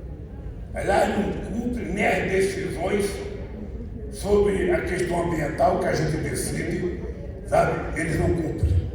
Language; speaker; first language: Portuguese; native; Portuguese